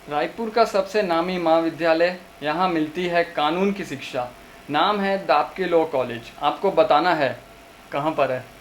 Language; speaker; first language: Hindi; non-native, local second language; Gujarati